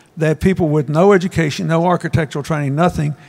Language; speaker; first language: English; native; English